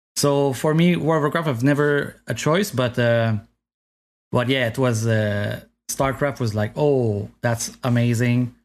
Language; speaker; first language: English; non-native, fluent; French